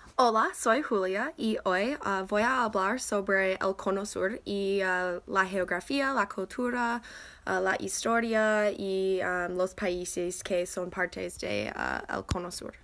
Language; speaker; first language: Spanish; non-native, learner; English